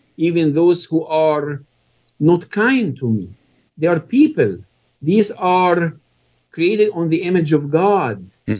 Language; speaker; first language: English; non-native, fluent; Arabic